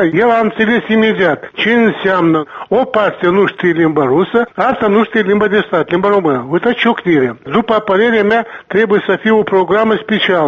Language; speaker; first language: Romanian; non-native, local second language; Gagauz